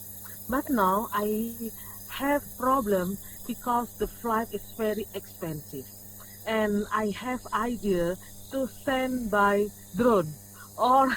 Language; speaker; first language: English; non-native, learner; Indonesian